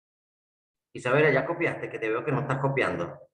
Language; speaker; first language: Spanish; native; Spanish